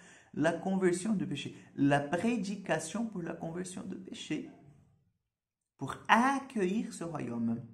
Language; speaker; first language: French; non-native, fluent; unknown